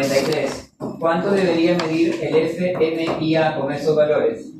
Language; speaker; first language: Spanish; native; Spanish